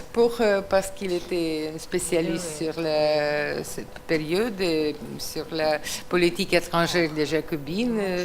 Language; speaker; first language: French; non-native, fluent; Russian